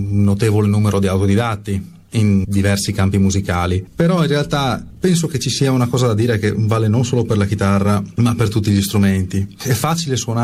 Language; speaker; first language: Italian; native; Italian